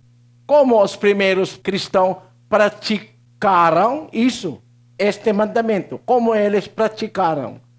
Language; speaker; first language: Portuguese; non-native, learner; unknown